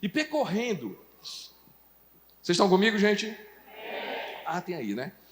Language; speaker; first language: Portuguese; native; Portuguese